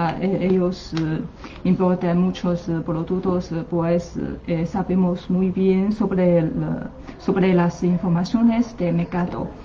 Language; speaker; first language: Spanish; non-native, learner; Chinese